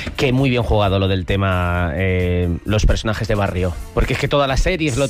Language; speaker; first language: Spanish; native; Spanish